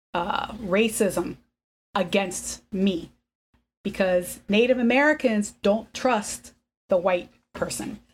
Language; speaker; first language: English; early bilingual, other home language; Spanish